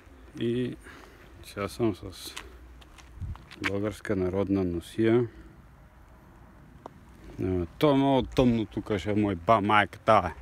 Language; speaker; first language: Bulgarian; native; Bulgarian